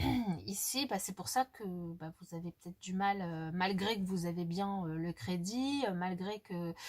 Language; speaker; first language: French; native; French